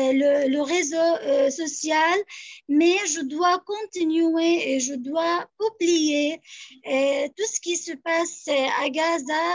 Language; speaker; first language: French; non-native, fluent; Arabic